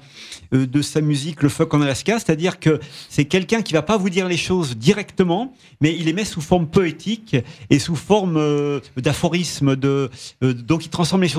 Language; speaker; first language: French; native; French